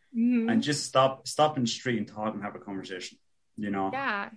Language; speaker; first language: English; native; English